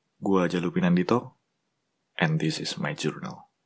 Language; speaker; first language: English; non-native, learner; Indonesian